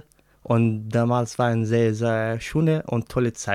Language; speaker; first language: German; non-native, learner; Arabic